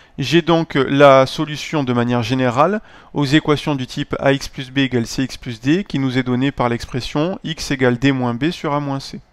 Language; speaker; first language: French; native; French